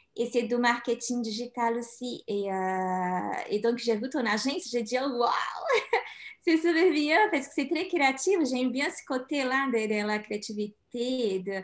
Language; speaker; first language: French; non-native, learner; Portuguese